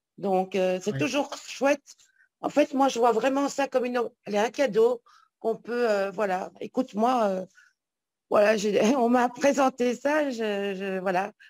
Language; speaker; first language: French; native; French